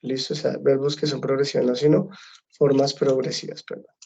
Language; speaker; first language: Spanish; native; Spanish